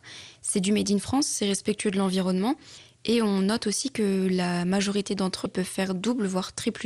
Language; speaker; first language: French; native; French